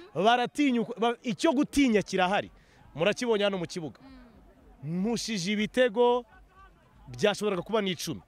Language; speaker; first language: Kinyarwanda; native; Kinyarwanda